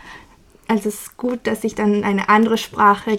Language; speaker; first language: German; non-native, fluent; Spanish